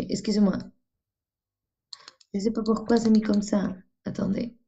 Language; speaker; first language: French; non-native, fluent; Spanish